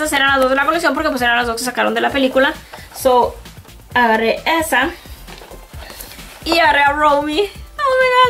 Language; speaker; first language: Spanish; native; Spanish